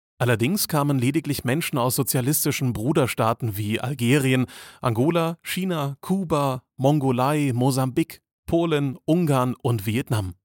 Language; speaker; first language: German; native; German